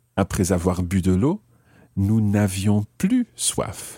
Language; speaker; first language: French; non-native, fluent; English